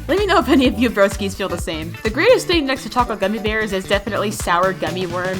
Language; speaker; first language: English; native; English